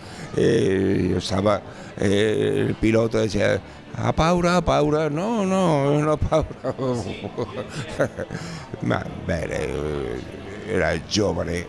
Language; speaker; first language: Italian; non-native, learner; Spanish